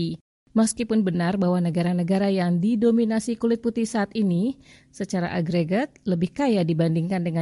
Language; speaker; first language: Indonesian; native; Indonesian